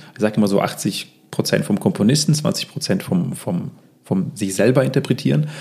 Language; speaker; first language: German; early bilingual, other home language; Russian